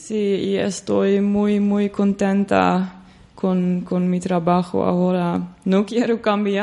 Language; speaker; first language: Spanish; non-native, learner; Dutch